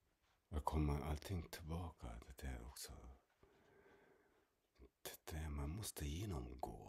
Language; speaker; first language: Swedish; non-native, fluent; German